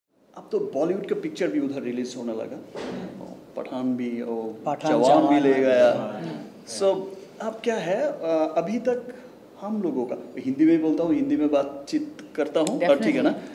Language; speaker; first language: Hindi; non-native, learner; Bangla